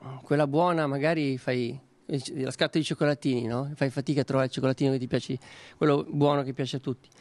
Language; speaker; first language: Italian; native; Italian